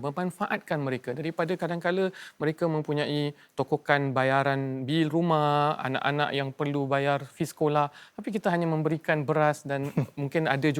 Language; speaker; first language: Malay; native; Malay